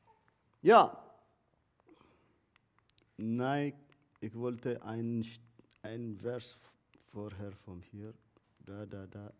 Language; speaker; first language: German; non-native, learner; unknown